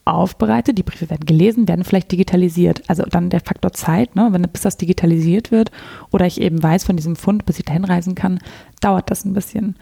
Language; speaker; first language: German; native; German